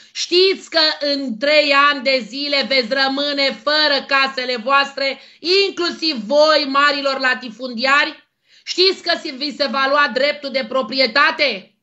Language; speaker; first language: Romanian; native; Romanian